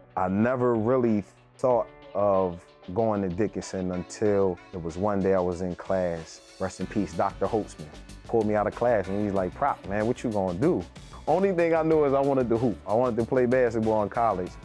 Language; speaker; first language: English; native; English